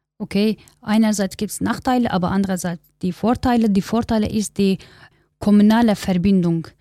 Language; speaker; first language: German; non-native, learner; Kurdish